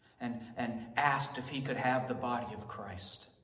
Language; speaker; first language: English; native; English